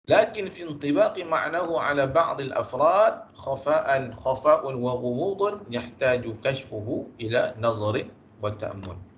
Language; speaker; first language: Arabic; non-native, fluent; Malay